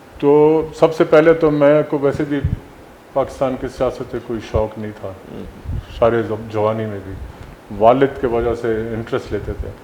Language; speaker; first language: Urdu; non-native, local second language; Baluchi